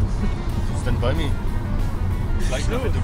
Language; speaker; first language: German; native; German